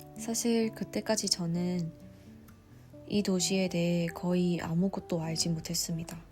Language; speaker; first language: Korean; non-native, fluent; Vietnamese